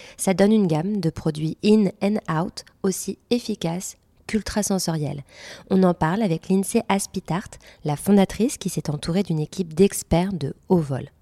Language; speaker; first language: French; native; French